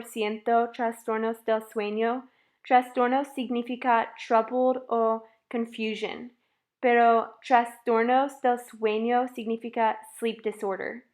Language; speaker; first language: Spanish; non-native, fluent; English